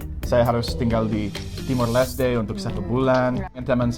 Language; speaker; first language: Indonesian; non-native, learner; English